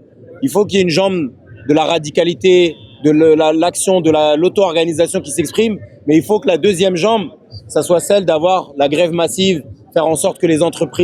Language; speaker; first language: French; native; French